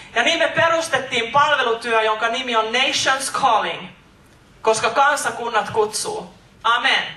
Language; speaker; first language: Finnish; native; Finnish